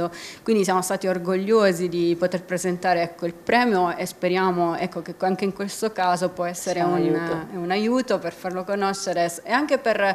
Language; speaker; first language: Italian; native; Italian